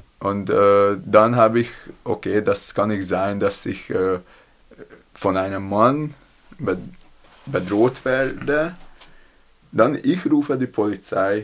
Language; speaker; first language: German; non-native, learner; Latvian